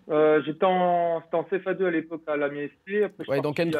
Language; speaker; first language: French; native; French